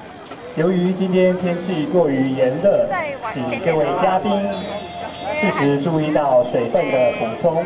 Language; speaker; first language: Chinese; native; Chinese